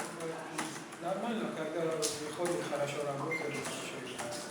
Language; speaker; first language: Russian; non-native, fluent; Georgian